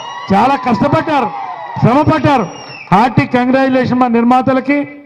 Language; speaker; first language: Telugu; native; Telugu